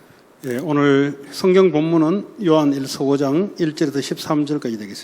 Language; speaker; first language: Korean; native; Korean